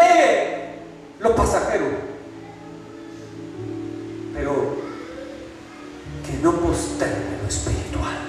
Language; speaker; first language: Spanish; native; Spanish